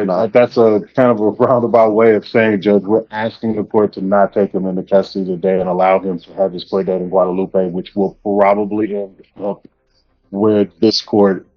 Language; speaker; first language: English; native; English